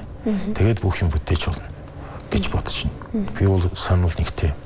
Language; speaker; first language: Mongolian; non-native, fluent; Russian